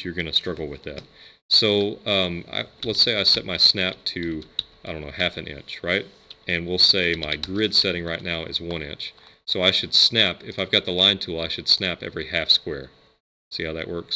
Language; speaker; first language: English; native; English